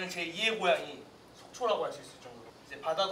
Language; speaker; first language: Korean; native; Korean